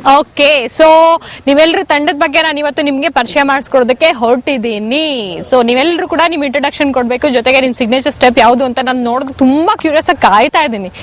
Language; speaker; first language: Kannada; native; Kannada